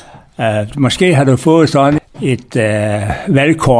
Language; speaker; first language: Danish; native; Danish